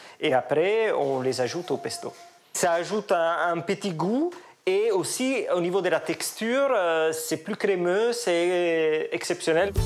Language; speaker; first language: French; non-native, fluent; Italian